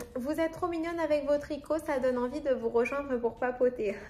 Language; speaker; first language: French; native; French